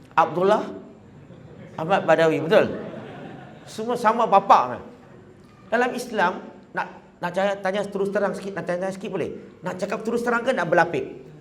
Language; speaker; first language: Malay; non-native, local second language; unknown